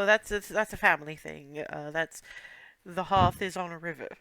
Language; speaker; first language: English; native; English